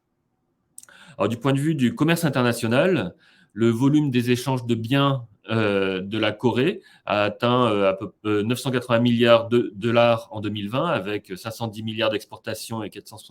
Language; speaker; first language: French; native; French